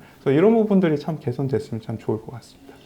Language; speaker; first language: Korean; native; Korean